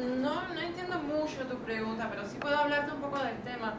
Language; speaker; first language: Spanish; native; Spanish